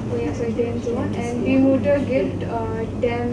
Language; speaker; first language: German; non-native, learner; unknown